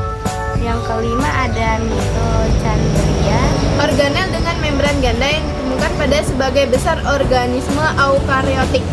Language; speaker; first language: Indonesian; native; Indonesian